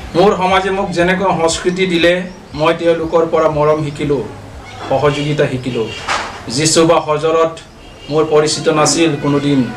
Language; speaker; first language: Assamese; non-native, local second language; Mising